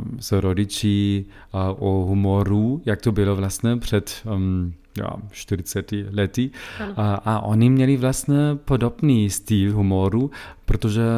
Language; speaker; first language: Czech; non-native, learner; German